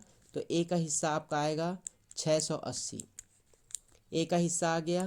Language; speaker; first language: Hindi; native; Hindi